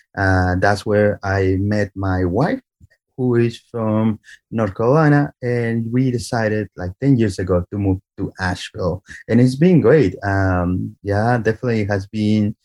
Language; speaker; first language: English; non-native, fluent; Spanish